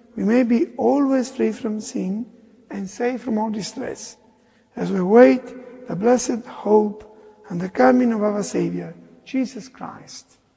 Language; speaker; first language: English; non-native, fluent; Italian